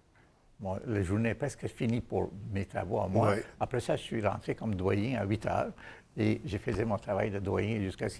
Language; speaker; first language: French; non-native, fluent; Bangla